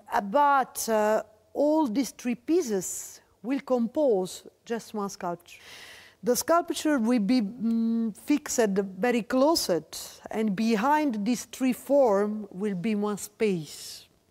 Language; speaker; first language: English; non-native, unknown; Italian